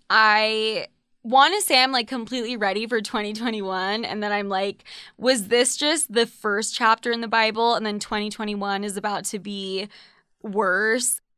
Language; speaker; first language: English; native; English